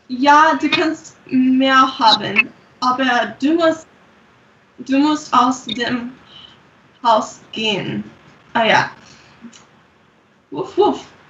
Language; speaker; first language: German; non-native, learner; English